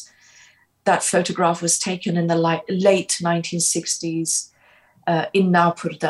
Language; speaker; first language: English; native; English